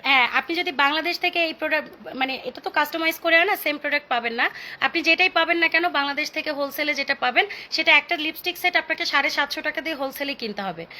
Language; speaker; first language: Bangla; native; Bangla